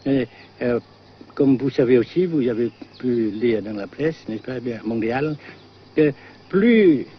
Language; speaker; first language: French; non-native, local second language; Vietnamese